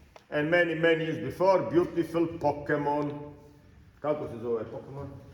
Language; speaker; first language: English; non-native, learner; Croatian